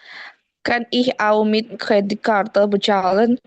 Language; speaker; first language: German; non-native, learner; Indonesian